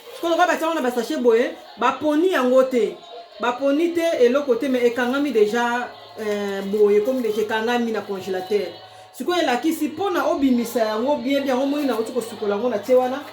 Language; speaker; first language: Lingala; non-native, local second language; Kongo